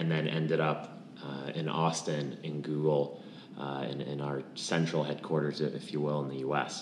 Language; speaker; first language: English; non-native, fluent; Lithuanian